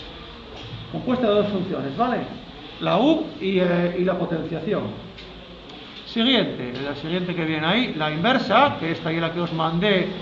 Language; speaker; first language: Spanish; native; Spanish